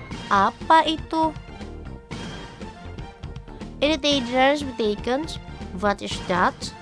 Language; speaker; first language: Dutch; non-native, fluent; Indonesian